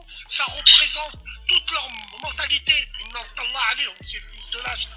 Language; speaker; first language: French; early bilingual, other home language; Arabic